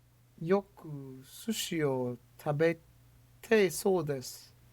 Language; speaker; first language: Japanese; non-native, learner; English